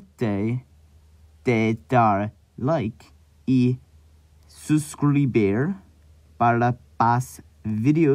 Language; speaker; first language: Spanish; non-native, learner; English